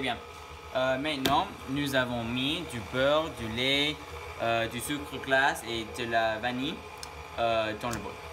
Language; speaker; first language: French; non-native, learner; English